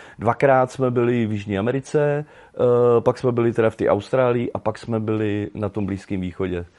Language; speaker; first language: Czech; native; Czech